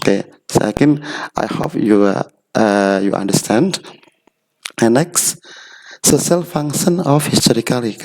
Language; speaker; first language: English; non-native, learner; Indonesian